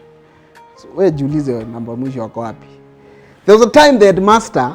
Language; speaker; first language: Swahili; native; Swahili